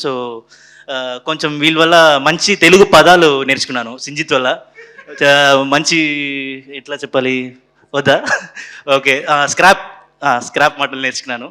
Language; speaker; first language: Telugu; non-native, local second language; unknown